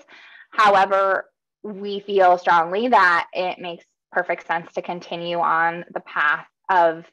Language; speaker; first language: English; native; English